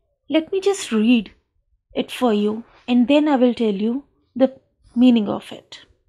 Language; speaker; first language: English; non-native, local second language; Hindi